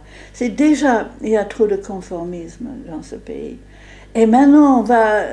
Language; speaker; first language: French; non-native, fluent; English